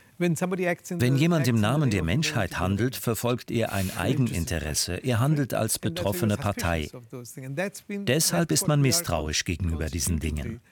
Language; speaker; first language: German; non-native, fluent; Hindi